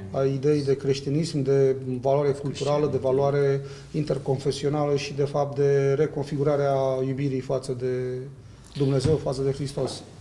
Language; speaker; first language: Romanian; native; Romanian